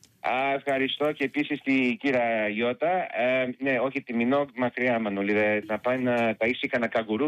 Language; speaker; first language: Greek; early bilingual, heritage; Greek